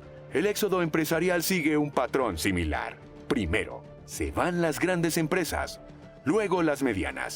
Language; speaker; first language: Spanish; native; Spanish